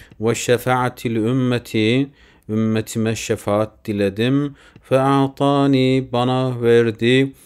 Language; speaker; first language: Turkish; native; Turkish